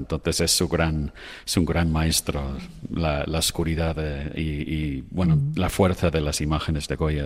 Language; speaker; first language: Spanish; non-native, fluent; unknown